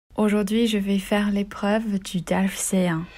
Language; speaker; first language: French; non-native, fluent; English